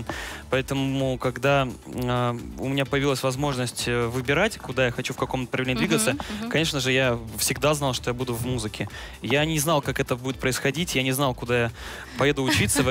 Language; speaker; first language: Russian; native; Russian